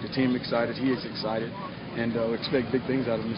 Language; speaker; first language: English; native; English